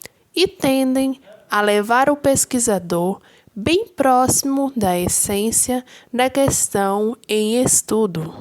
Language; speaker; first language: Portuguese; native; Portuguese